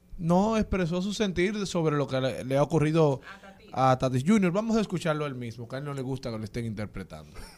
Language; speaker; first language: Spanish; native; Spanish